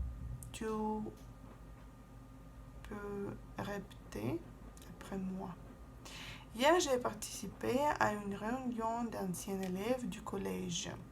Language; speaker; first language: French; non-native, fluent; Russian